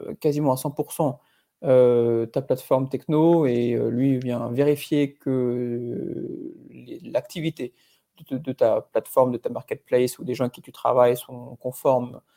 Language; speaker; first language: French; native; French